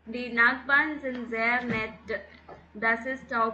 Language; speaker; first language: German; non-native, learner; Tamil